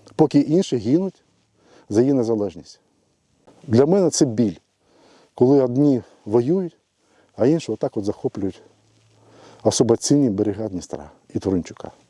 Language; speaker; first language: Ukrainian; non-native, local second language; Russian